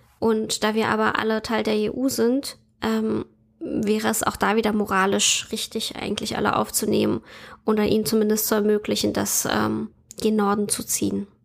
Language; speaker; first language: German; early bilingual, other home language; Russian